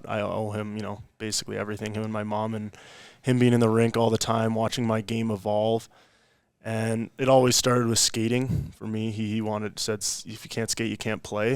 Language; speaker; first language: English; native; English